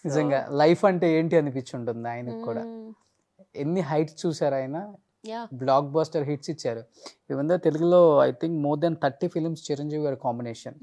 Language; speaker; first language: Telugu; native; Telugu